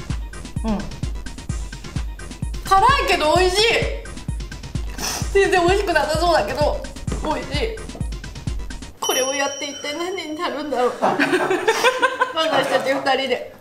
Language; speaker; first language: Japanese; native; Japanese